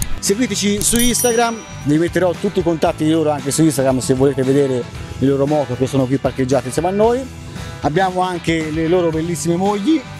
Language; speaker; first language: Italian; native; Italian